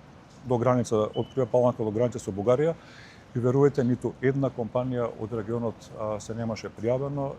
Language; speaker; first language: Macedonian; native; Macedonian